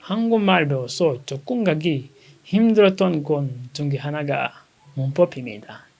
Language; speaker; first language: Korean; non-native, fluent; Kinyarwanda